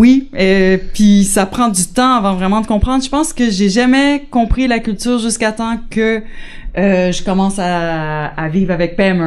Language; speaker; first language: French; native; French